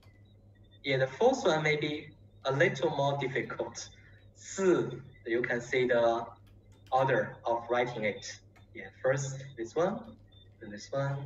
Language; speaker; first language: English; non-native, learner; Chinese